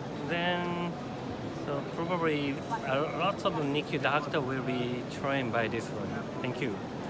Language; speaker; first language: English; non-native, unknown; Japanese